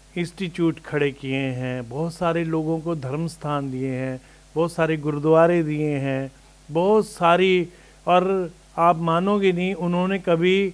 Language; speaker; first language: Hindi; native; Hindi